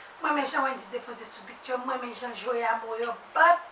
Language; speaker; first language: French; non-native, local second language; Haitian Creole